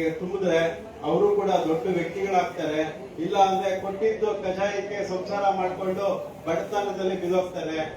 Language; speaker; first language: Kannada; non-native, local second language; Telugu